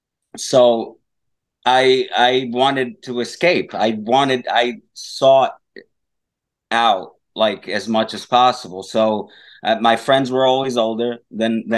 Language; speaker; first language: English; non-native, fluent; Portuguese